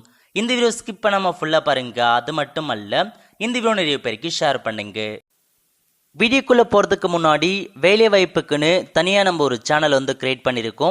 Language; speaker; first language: Tamil; native; Tamil